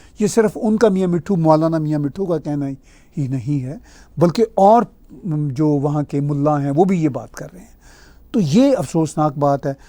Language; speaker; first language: Urdu; non-native, local second language; Punjabi